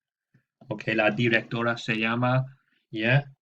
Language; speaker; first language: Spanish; non-native, fluent; English